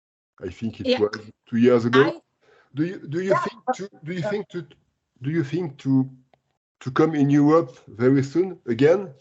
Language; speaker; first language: English; non-native, learner; French